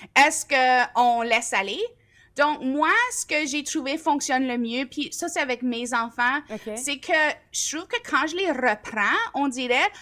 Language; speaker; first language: French; native; French